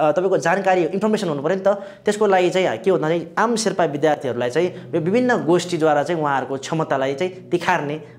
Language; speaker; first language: Nepali; non-native, local second language; Sherpa